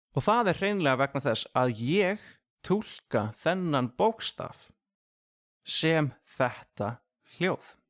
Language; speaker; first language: Icelandic; native; Icelandic